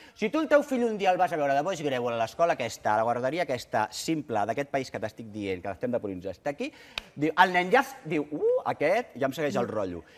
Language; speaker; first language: Catalan; native; Catalan